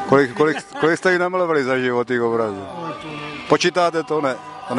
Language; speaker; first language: Czech; native; Czech